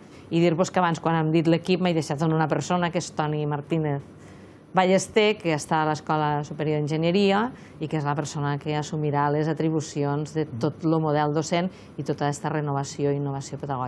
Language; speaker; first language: Catalan; native; Catalan